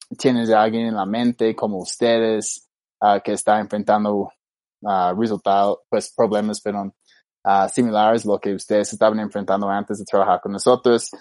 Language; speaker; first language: Spanish; non-native, fluent; English